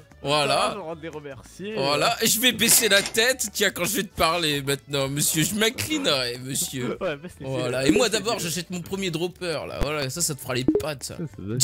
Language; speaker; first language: French; native; French